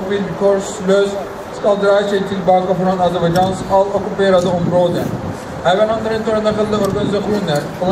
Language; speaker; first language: Swedish; non-native, fluent; Azerbaijani